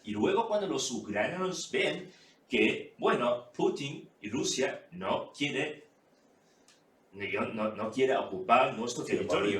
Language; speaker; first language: Spanish; non-native, fluent; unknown